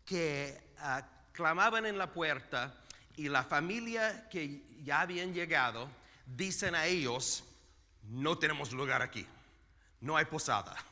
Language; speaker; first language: Spanish; non-native, fluent; English